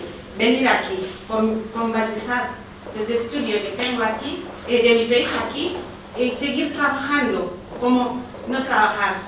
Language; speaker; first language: Spanish; non-native, learner; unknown